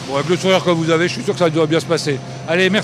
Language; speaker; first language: French; native; French